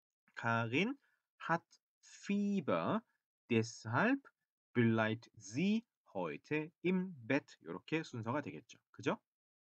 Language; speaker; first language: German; non-native, fluent; Korean